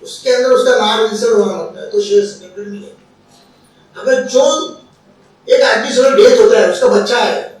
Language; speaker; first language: Hindi; non-native, local second language; Marathi